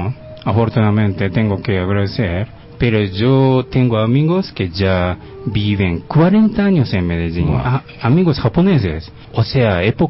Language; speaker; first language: Spanish; non-native, fluent; Japanese